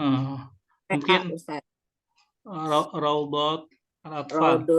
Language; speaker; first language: Arabic; non-native, fluent; Indonesian